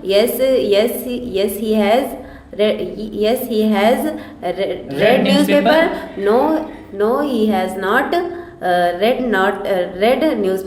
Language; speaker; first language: English; non-native, learner; Hindi